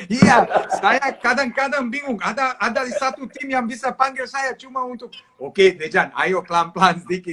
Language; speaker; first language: Indonesian; non-native, fluent; Serbian